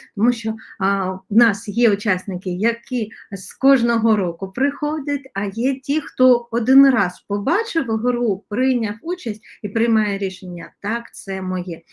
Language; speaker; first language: Ukrainian; non-native, local second language; Russian